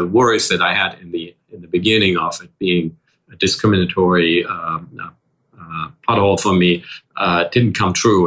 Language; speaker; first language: English; non-native, fluent; German